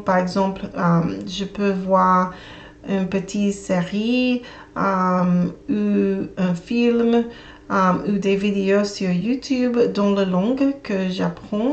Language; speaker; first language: French; non-native, learner; English